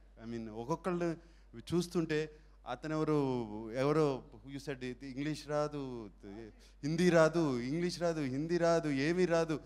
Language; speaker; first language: Telugu; native; Telugu